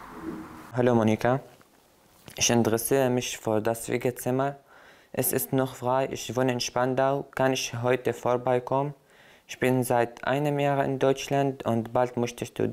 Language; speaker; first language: German; non-native, learner; Arabic